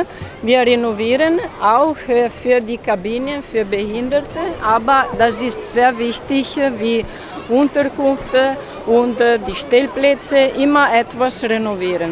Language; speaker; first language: German; non-native, learner; Italian